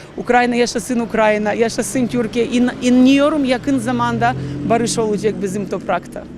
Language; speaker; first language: Turkish; non-native, learner; Ukrainian